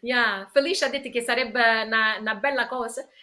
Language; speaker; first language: Italian; early bilingual, heritage; English